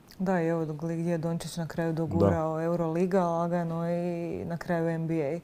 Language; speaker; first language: Croatian; native; Croatian